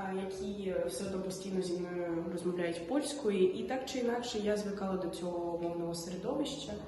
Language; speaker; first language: Ukrainian; non-native, local second language; Russian